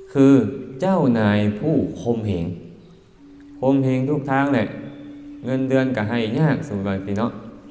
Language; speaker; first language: Thai; non-native, local second language; Northeastern Thai